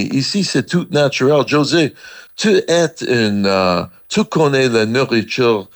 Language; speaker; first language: French; non-native, learner; English